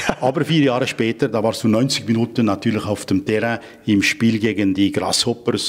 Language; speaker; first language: German; native; German